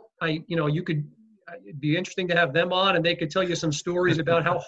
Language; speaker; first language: English; native; English